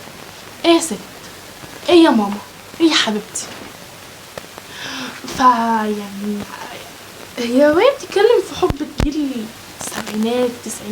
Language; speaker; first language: Arabic; native; Arabic